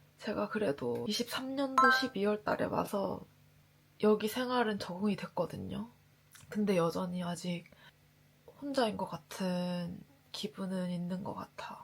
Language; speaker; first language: Korean; native; Korean